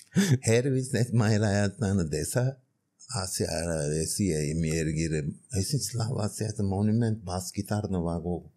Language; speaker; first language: Armenian; early bilingual, heritage; Armenian